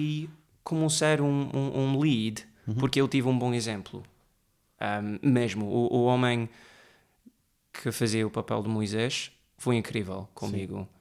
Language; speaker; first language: Portuguese; early bilingual, heritage; Portuguese